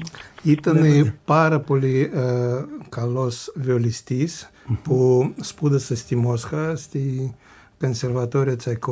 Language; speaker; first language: Greek; non-native, fluent; Russian